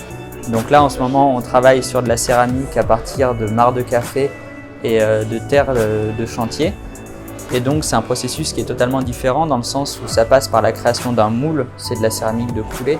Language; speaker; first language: French; native; French